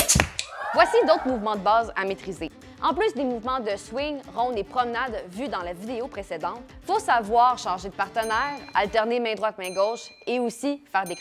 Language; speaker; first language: French; native; French